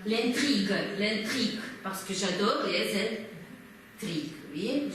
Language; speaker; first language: French; non-native, fluent; Russian